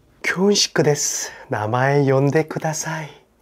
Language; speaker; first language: Japanese; non-native, fluent; Korean